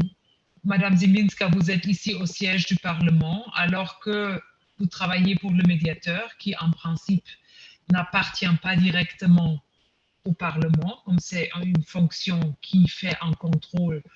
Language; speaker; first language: French; non-native, fluent; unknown